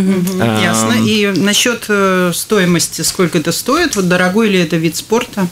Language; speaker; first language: Russian; native; Russian